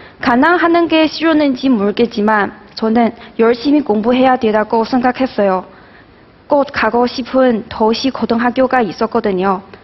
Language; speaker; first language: Korean; non-native, fluent; Chinese